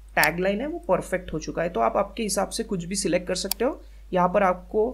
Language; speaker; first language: Hindi; native; Hindi